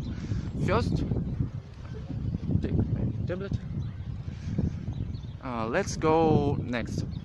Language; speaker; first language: English; non-native, learner; Russian